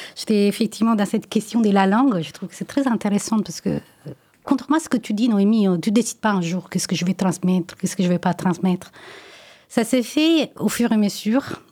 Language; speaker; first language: French; non-native, fluent; Italian